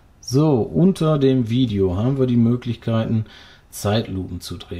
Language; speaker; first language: German; native; German